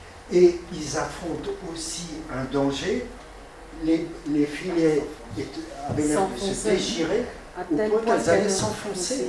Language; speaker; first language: French; native; French